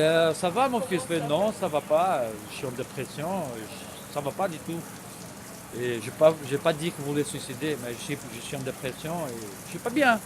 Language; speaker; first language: French; non-native, fluent; Portuguese